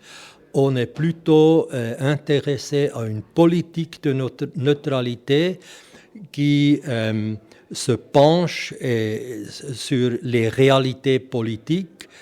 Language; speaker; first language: French; non-native, local second language; German